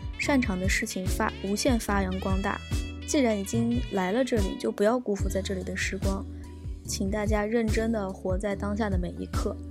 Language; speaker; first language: Chinese; native; Chinese